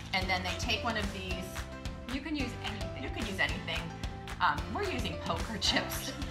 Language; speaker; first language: English; native; English